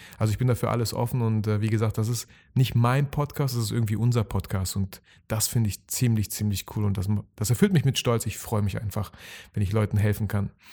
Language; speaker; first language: German; early bilingual, other home language; Russian